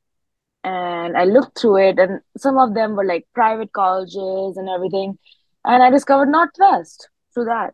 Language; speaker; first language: English; non-native, local second language; Hindi